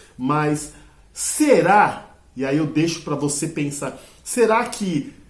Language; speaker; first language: Portuguese; native; Portuguese